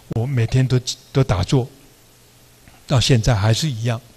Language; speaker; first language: Chinese; non-native, local second language; Min Nan Chinese